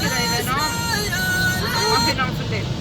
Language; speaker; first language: Arabic; non-native, learner; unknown